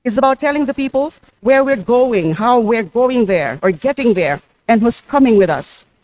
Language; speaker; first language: English; non-native, local second language; Filipino